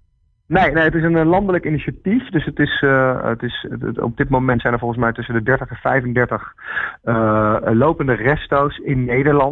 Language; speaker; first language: Dutch; native; Dutch